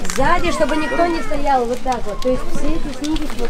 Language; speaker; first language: Russian; native; Russian